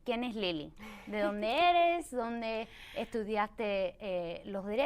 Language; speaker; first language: Spanish; early bilingual, other home language; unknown